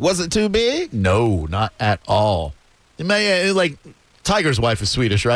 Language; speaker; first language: English; native; English